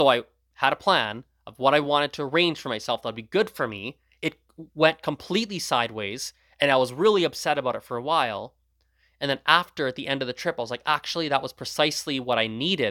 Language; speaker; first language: English; early bilingual, other home language; Gujarati